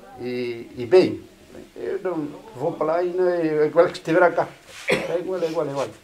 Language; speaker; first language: Portuguese; native; Portuguese